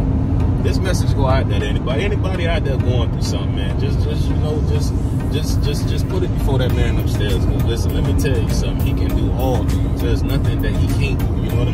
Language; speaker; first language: English; native; English